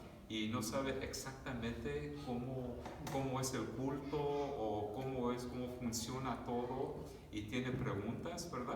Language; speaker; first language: Spanish; early bilingual, other home language; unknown